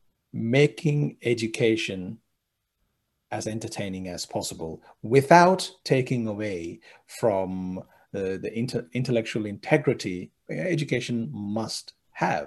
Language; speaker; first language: English; non-native, local second language; Sinhala